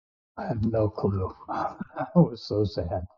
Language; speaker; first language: English; native; English